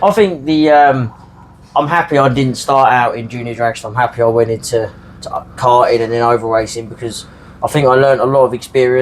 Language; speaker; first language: English; native; English